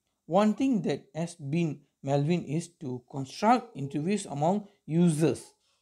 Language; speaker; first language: English; non-native, local second language; Tamil